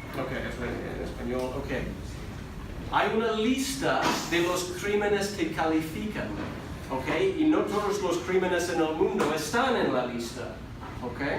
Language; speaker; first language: Spanish; non-native, fluent; English